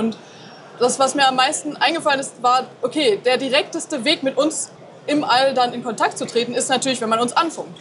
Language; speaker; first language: German; native; German